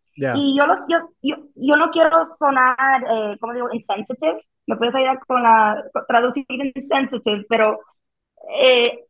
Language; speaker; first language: Spanish; early bilingual, heritage; Spanish